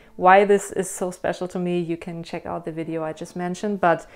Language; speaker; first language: English; non-native, fluent; German